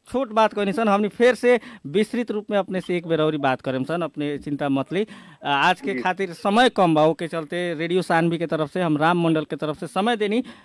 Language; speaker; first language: Bhojpuri; native; Bhojpuri